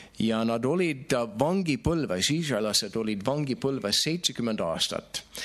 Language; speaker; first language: Estonian; non-native, fluent; English